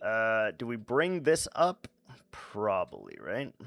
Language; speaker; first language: English; native; English